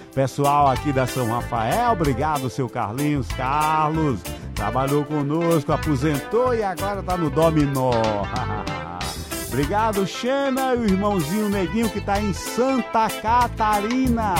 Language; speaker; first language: Portuguese; native; Portuguese